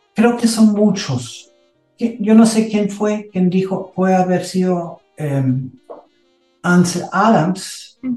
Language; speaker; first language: Spanish; non-native, fluent; German